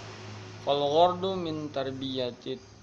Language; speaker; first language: Arabic; non-native, learner; Indonesian